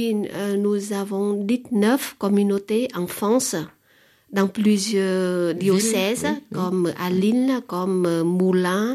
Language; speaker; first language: French; non-native, fluent; Vietnamese